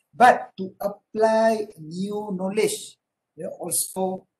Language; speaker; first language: English; non-native, local second language; Malay